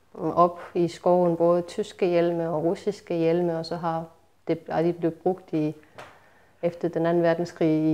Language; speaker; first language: Danish; non-native, fluent; Estonian